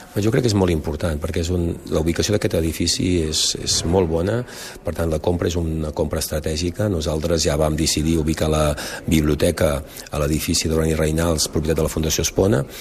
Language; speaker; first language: Catalan; native; Catalan